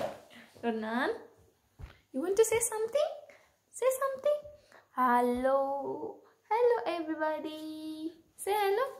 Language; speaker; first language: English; non-native, local second language; Kannada